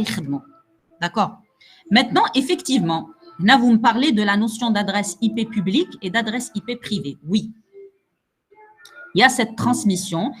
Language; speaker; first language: French; non-native, local second language; Arabic